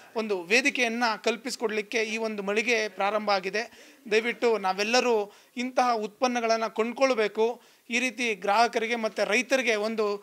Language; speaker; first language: Kannada; native; Kannada